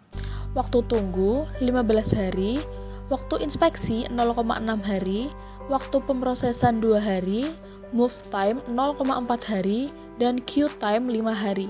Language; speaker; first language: Indonesian; native; Indonesian